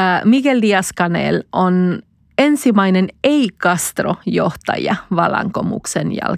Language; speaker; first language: Finnish; non-native, fluent; Spanish